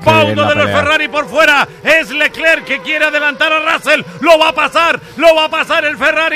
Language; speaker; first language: Spanish; native; Spanish